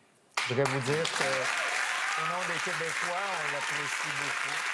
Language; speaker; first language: French; native; French